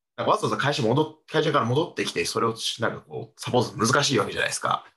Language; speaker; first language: Japanese; non-native, fluent; Chinese